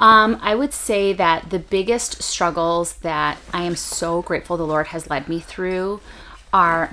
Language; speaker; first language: English; native; English